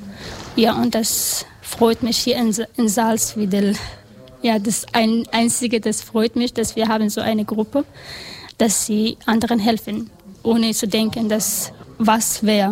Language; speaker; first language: German; non-native, learner; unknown